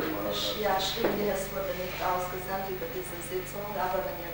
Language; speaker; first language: German; non-native, local second language; Hungarian